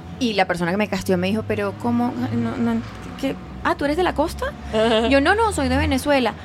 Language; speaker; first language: Spanish; native; Spanish